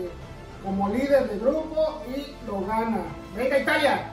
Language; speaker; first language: Spanish; native; Spanish